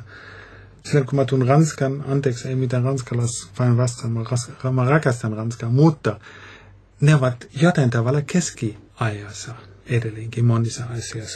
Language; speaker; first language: Finnish; non-native, fluent; German